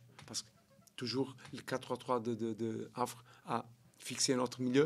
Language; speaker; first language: French; non-native, learner; Portuguese